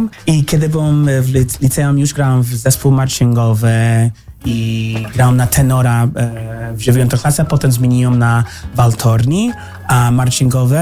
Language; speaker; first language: Polish; early bilingual, heritage; Polish